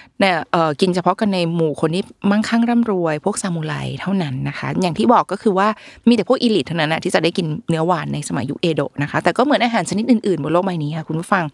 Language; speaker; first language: Thai; native; Thai